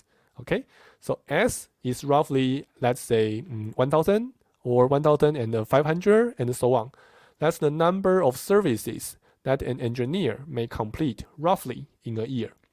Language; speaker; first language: English; non-native, fluent; Chinese